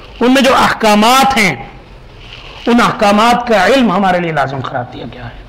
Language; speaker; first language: Urdu; non-native, local second language; Punjabi